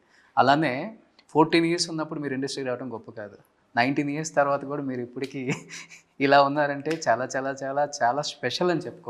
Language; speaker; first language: Telugu; native; Telugu